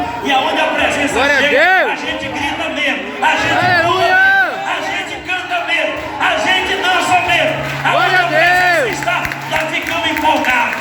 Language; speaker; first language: Portuguese; native; Portuguese